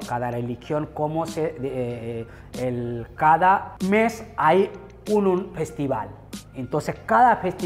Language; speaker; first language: Spanish; non-native, learner; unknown